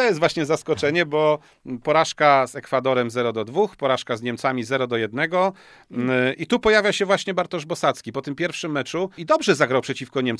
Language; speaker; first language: Polish; native; Polish